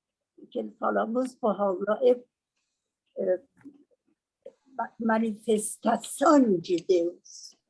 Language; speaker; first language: Portuguese; non-native, learner; Persian